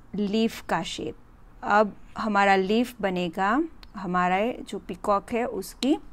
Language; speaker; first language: Hindi; non-native, local second language; Gujarati